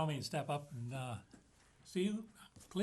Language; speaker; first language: English; native; English